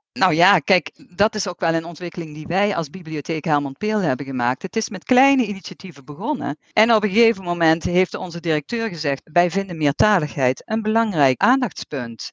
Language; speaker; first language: Dutch; native; Dutch